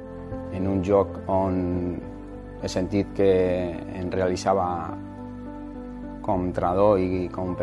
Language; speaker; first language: Catalan; non-native, local second language; Spanish